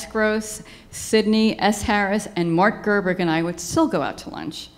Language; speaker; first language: English; native; English